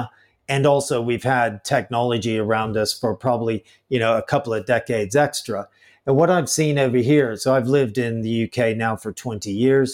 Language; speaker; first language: English; native; English